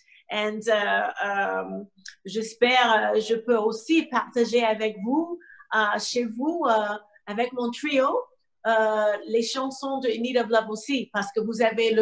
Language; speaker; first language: French; non-native, learner; English